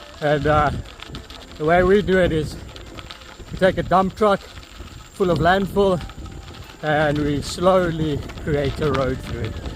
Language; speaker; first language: English; native; English